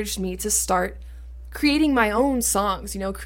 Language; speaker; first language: English; native; English